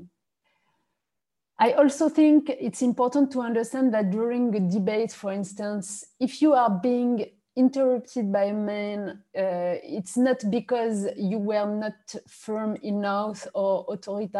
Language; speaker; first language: English; non-native, fluent; French